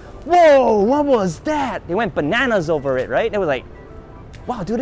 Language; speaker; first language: English; native; English